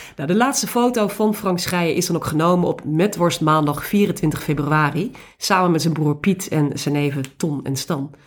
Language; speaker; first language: Dutch; native; Dutch